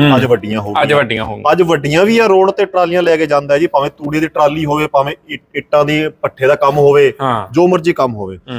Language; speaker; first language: Punjabi; non-native, local second language; Haryanvi